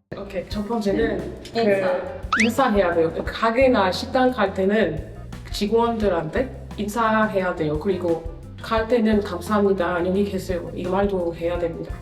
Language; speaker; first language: Korean; non-native, fluent; French